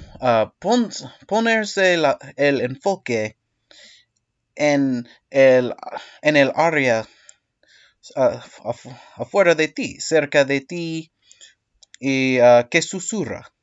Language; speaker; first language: Spanish; non-native, learner; English